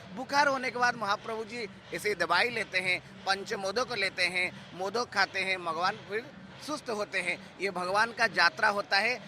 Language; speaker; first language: Hindi; non-native, local second language; Odia